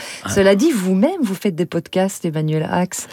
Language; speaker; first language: French; native; French